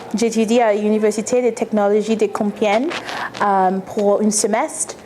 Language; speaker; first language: French; non-native, fluent; English